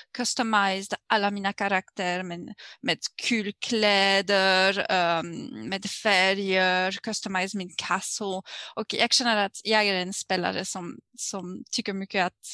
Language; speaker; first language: Swedish; non-native, fluent; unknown